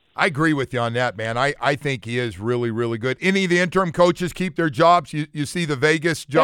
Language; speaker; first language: English; native; English